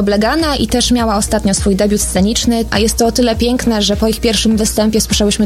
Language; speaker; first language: Polish; native; Polish